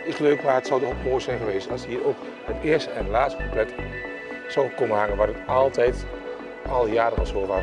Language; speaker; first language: Dutch; native; Dutch